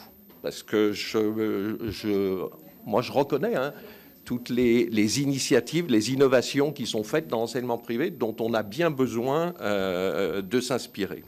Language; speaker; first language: French; native; French